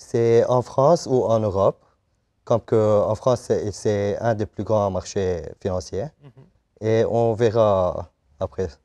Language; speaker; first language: French; non-native, local second language; Arabic